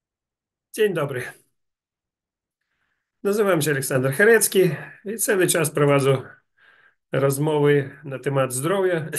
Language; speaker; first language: Polish; non-native, learner; Russian